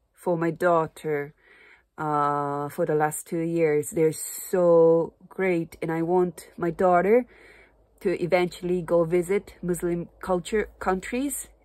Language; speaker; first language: English; non-native, fluent; Japanese